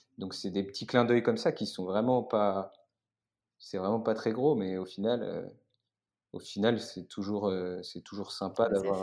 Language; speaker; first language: French; native; French